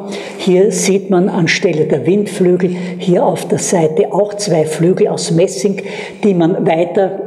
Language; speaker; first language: German; native; German